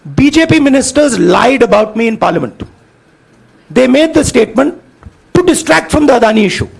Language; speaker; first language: English; non-native, local second language; Hindi